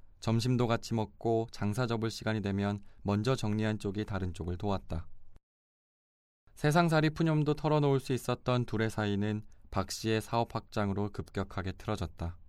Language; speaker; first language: Korean; native; Korean